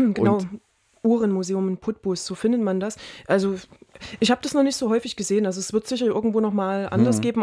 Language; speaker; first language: German; native; German